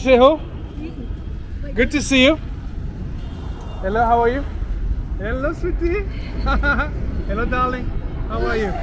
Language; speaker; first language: English; non-native, fluent; French